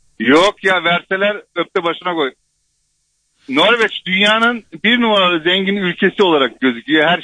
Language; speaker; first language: Turkish; early bilingual, heritage; Turkish